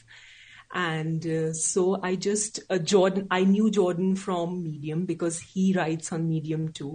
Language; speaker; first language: English; non-native, local second language; Hindi